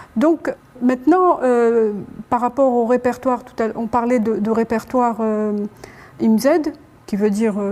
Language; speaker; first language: French; non-native, local second language; Arabic